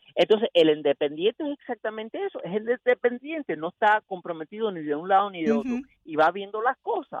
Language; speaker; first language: Spanish; early bilingual, heritage; Spanish